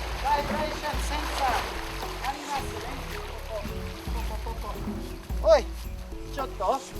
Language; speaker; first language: Japanese; non-native, learner; English